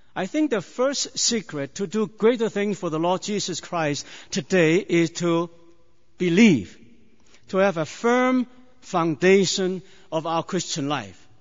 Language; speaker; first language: English; non-native, fluent; Chinese